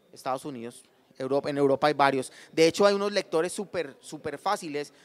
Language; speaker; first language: Spanish; native; Spanish